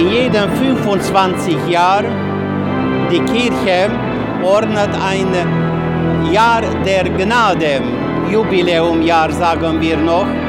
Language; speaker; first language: German; non-native, fluent; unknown